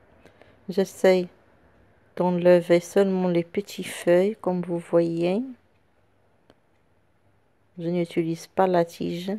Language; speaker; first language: French; non-native, local second language; Arabic